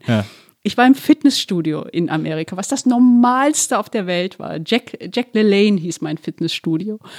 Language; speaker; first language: German; early bilingual, other home language; Turkish